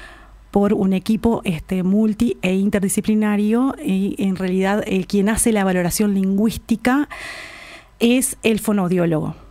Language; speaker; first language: Spanish; native; Spanish